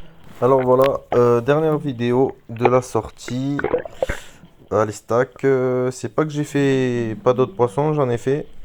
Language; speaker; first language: French; native; French